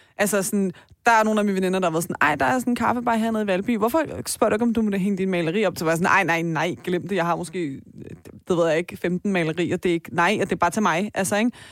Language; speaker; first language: Danish; early bilingual, other home language; Persian